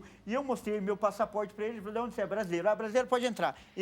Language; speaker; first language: Portuguese; native; Portuguese